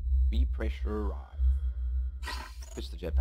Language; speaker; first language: English; native; English